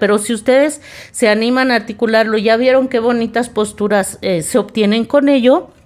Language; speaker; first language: Spanish; native; Spanish